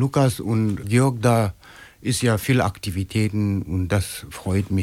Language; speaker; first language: German; non-native, fluent; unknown